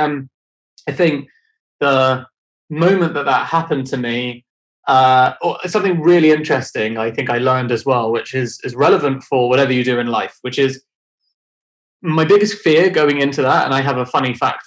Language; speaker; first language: English; native; English